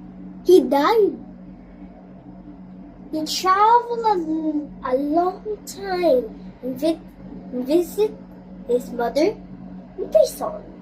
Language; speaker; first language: English; non-native, learner; Filipino